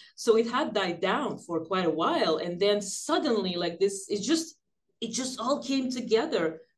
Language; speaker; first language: English; early bilingual, other home language; Ukrainian